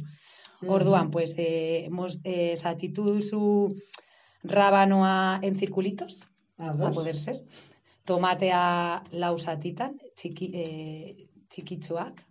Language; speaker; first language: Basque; non-native, local second language; Spanish